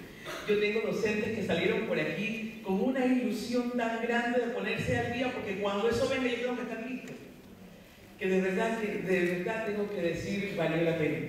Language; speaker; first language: Spanish; native; Spanish